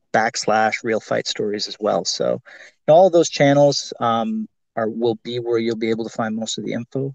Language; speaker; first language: English; native; English